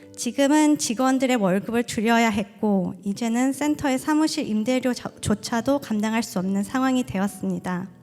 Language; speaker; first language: Korean; early bilingual, heritage; Korean